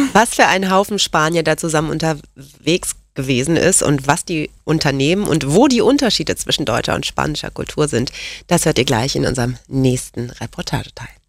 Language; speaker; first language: German; native; German